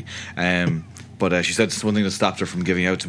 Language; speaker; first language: English; native; English